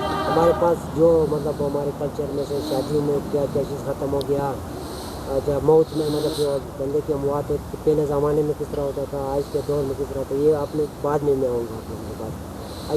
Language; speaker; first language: Urdu; non-native, local second language; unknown